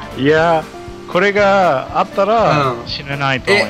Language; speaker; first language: Japanese; non-native, fluent; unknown